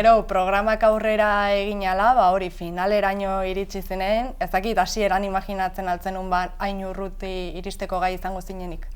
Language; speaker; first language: Basque; native; Basque